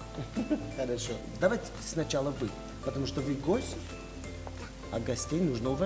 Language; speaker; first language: Russian; non-native, fluent; Tajik